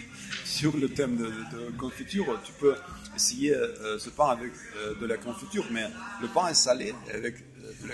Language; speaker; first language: French; non-native, fluent; Russian